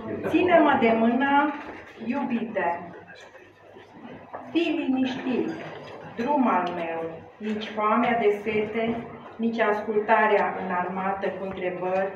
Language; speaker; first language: Romanian; native; Romanian